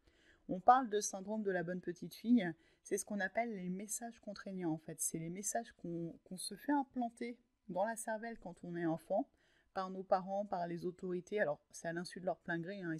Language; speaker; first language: French; native; French